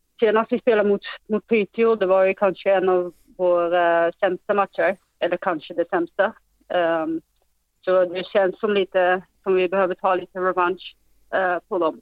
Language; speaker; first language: Swedish; non-native, fluent; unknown